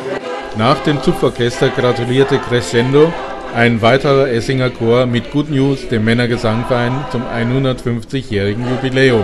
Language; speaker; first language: German; native; German